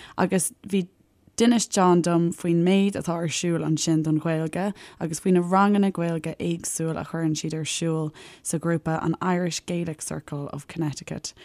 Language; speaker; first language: Irish; native; Irish